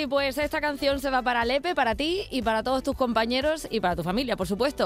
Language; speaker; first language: Spanish; native; Spanish